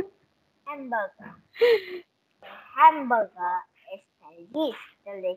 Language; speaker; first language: English; non-native, learner; Korean